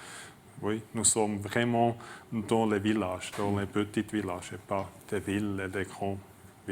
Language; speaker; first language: French; non-native, learner; German